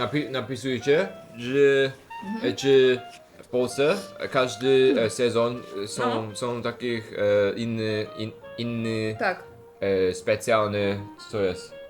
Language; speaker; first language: Polish; non-native, learner; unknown